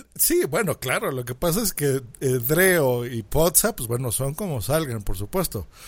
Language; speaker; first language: Spanish; native; Spanish